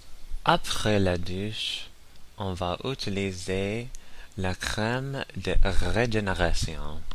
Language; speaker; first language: French; non-native, learner; English